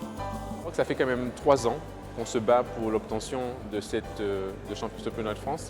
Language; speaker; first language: French; native; French